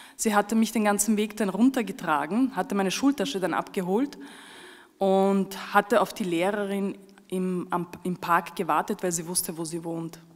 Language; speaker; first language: German; early bilingual, other home language; Romany